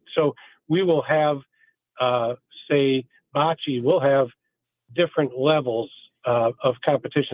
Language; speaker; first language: English; native; English